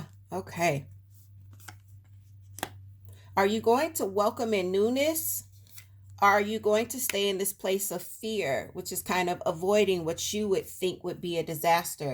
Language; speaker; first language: English; native; English